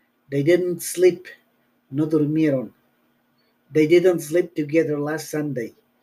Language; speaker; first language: English; non-native, learner; Spanish